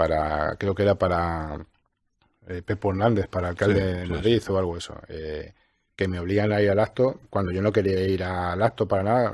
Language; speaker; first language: Spanish; native; Spanish